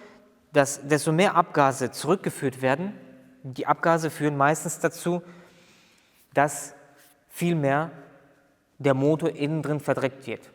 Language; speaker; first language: German; native; German